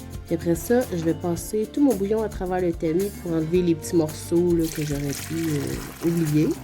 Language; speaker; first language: French; native; French